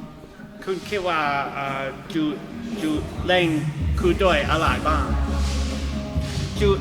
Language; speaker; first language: Thai; non-native, learner; English